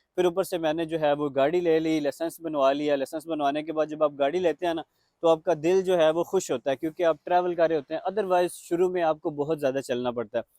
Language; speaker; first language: Urdu; non-native, local second language; Pashto